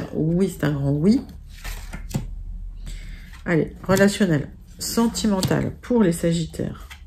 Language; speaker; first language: French; native; French